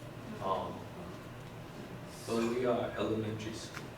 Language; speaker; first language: English; non-native, fluent; Chinese